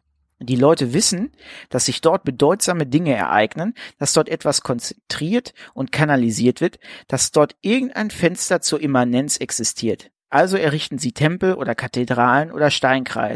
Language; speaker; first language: German; native; German